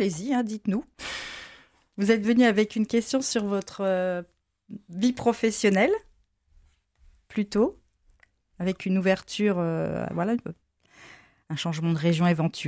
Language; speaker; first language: French; native; French